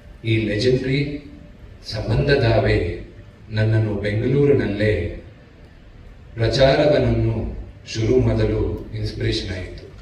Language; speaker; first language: Kannada; non-native, local second language; Telugu